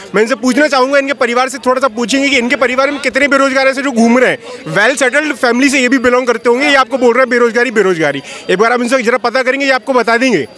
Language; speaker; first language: Hindi; native; Hindi